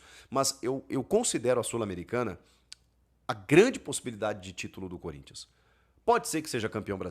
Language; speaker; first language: Portuguese; native; Portuguese